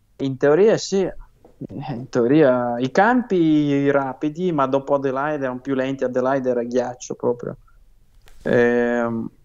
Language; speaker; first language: Italian; non-native, fluent; Russian